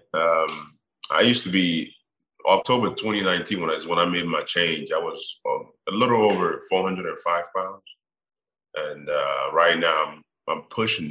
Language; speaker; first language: English; non-native, local second language; Igbo